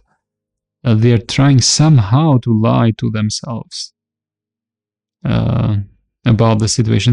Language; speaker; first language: English; non-native, fluent; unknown